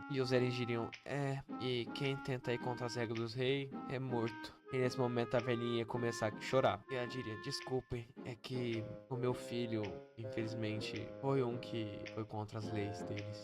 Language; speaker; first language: Portuguese; native; Portuguese